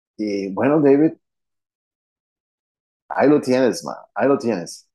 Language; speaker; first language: Spanish; early bilingual, heritage; Spanish